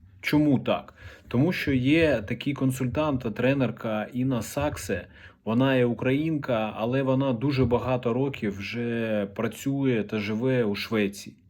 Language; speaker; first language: Ukrainian; non-native, local second language; Russian